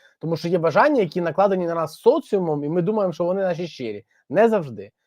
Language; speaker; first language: Ukrainian; non-native, local second language; Russian